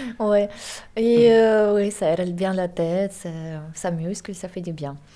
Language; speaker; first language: French; non-native, fluent; Russian